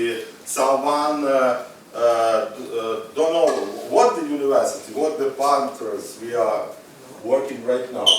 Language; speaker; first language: English; non-native, learner; Ukrainian